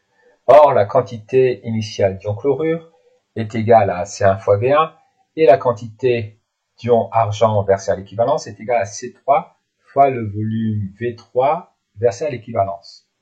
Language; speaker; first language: French; native; French